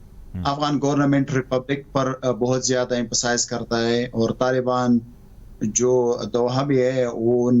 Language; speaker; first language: Hindi; non-native, fluent; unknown